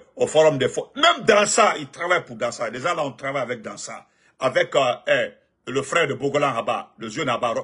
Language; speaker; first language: French; non-native, local second language; Fula